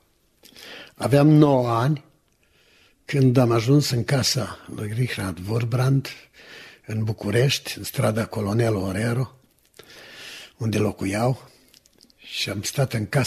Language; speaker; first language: Romanian; native; Romanian